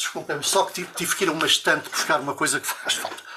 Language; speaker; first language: Portuguese; native; Portuguese